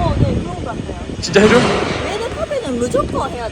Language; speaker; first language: Korean; non-native, learner; Japanese